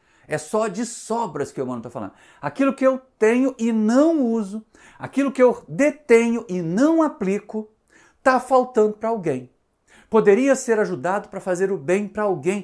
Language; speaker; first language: Portuguese; native; Portuguese